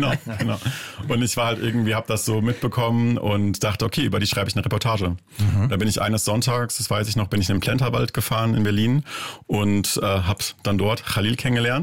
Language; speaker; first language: German; native; German